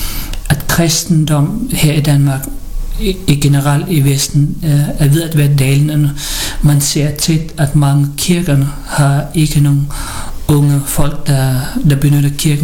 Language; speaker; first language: Danish; non-native, learner; Filipino